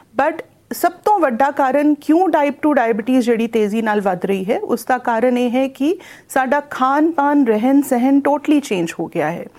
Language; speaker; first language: Punjabi; non-native, local second language; Hindi